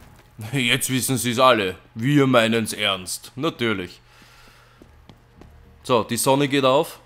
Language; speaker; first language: German; native; German